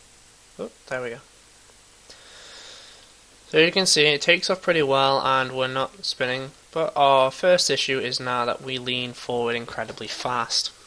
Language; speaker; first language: English; native; English